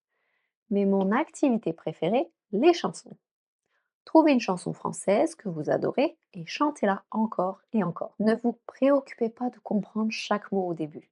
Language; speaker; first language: French; native; French